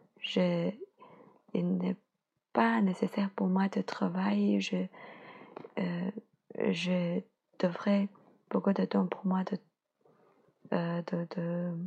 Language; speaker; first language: French; non-native, learner; Chinese